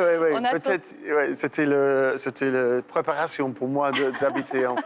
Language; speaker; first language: French; non-native, fluent; English